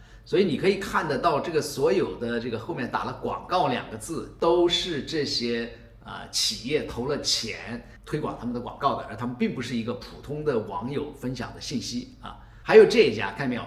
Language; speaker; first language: Chinese; native; Chinese